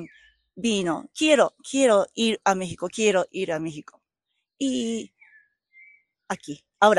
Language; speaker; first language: Spanish; non-native, learner; Japanese